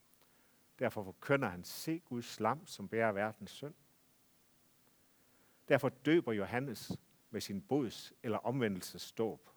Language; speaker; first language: Danish; native; Danish